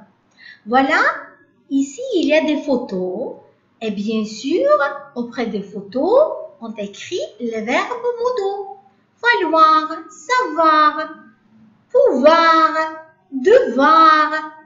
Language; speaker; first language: French; non-native, learner; Uzbek